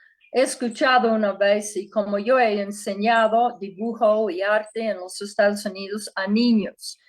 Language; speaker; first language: Spanish; non-native, fluent; English